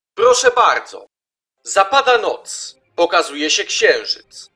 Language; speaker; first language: Polish; native; Polish